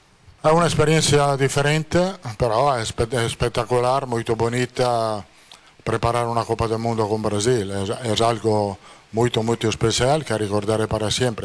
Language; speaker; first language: Portuguese; non-native, fluent; Italian